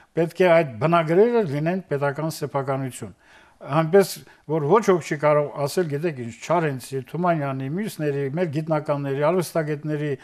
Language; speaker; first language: Armenian; native; Armenian